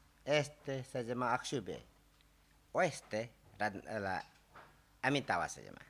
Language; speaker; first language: Spanish; non-native, learner; Tibetan